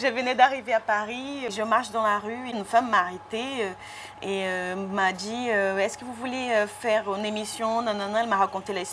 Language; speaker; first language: French; non-native, fluent; Portuguese